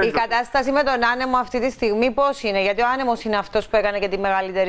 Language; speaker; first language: Greek; native; Greek